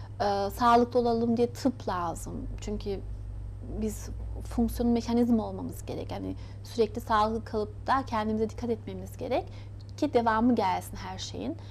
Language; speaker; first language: Turkish; early bilingual, heritage; Turkish